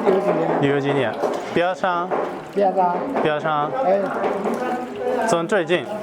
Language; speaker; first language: Chinese; non-native, learner; Japanese